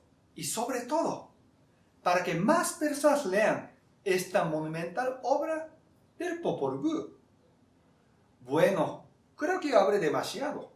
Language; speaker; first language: Spanish; non-native, fluent; Japanese